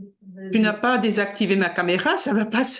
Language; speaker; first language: French; native; French